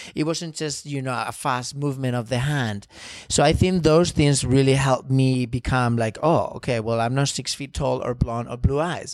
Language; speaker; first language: English; non-native, fluent; Spanish